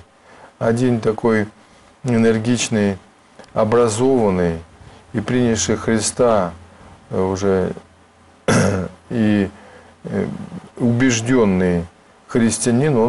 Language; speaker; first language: Russian; native; Russian